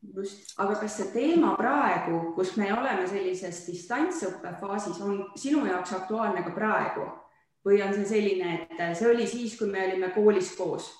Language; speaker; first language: Estonian; native; Estonian